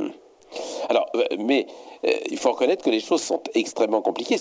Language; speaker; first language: French; native; French